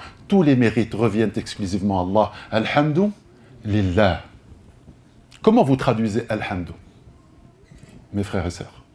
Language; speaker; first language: French; native; French